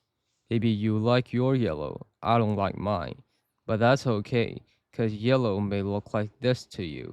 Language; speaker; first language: English; native; English